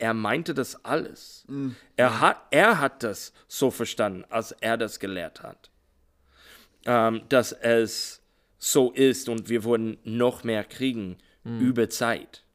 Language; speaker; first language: German; non-native, learner; English